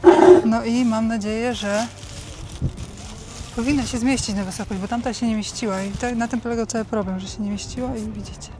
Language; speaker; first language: Polish; native; Polish